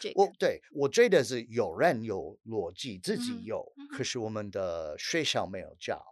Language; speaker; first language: Chinese; non-native, fluent; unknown